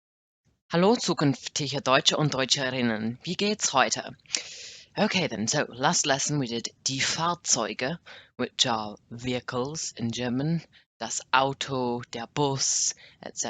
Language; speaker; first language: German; non-native, learner; English